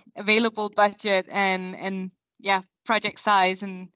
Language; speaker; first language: English; non-native, fluent; Danish